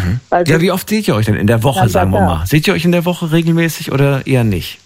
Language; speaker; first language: German; native; German